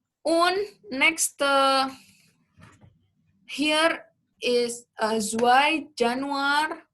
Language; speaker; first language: German; non-native, learner; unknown